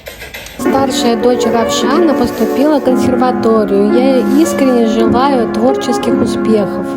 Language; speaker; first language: Russian; native; Russian